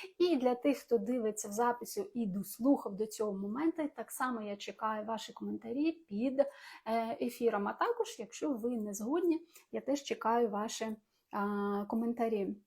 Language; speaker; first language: Ukrainian; non-native, local second language; Russian